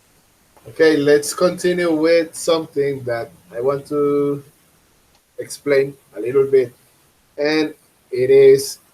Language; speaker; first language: English; non-native, fluent; Spanish